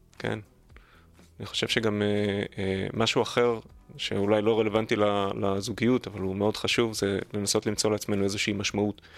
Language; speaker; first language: Hebrew; native; Hebrew